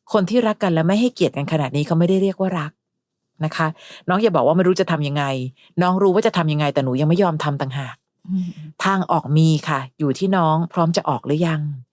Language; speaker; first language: Thai; native; Thai